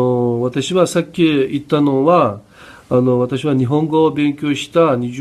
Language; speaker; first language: Japanese; non-native, fluent; Uyghur